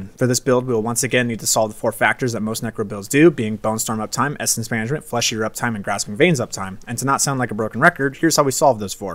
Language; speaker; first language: English; native; English